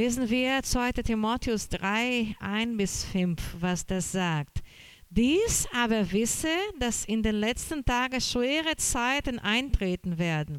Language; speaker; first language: German; non-native, fluent; Portuguese